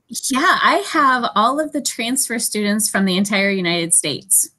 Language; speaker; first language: English; native; English